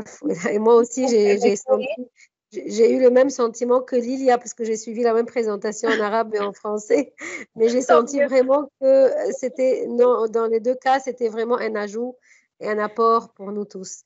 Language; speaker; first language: French; non-native, fluent; Arabic